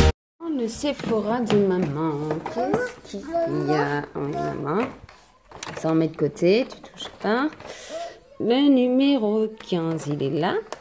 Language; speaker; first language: French; native; French